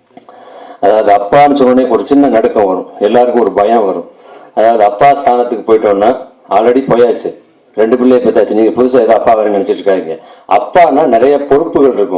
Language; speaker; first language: Tamil; native; Tamil